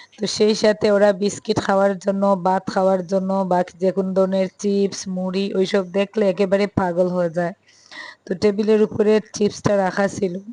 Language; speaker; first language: Bangla; native; Bangla